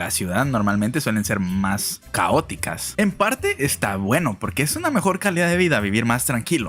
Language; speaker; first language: Spanish; native; Spanish